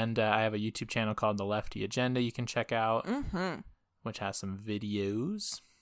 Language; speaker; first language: English; native; English